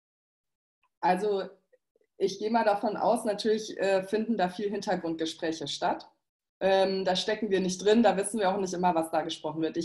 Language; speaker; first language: German; native; German